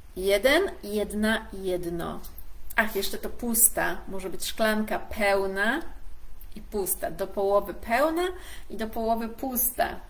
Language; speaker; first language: Polish; native; Polish